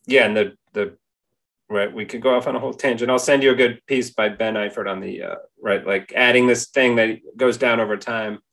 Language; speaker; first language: English; native; English